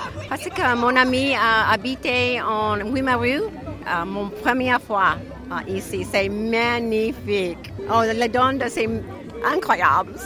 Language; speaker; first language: French; non-native, learner; English